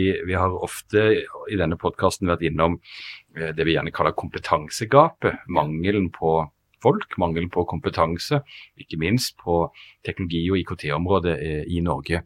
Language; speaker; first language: Norwegian; native; Norwegian